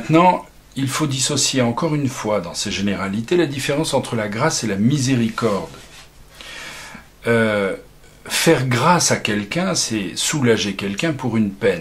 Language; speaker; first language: French; native; French